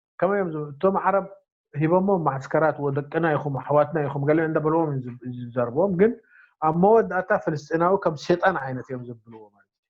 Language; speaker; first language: Tigrinya; non-native, local second language; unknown